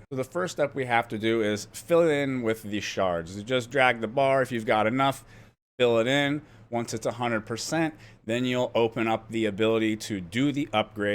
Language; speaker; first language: English; native; English